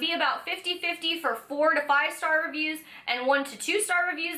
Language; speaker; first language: English; native; English